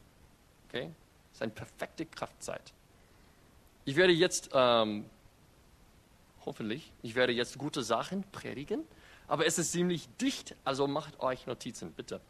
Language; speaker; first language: German; non-native, fluent; English